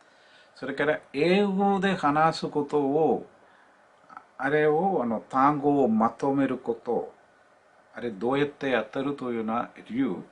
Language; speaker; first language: Japanese; non-native, learner; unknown